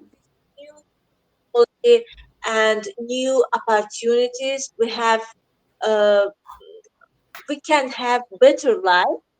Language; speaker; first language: English; non-native, learner; Azerbaijani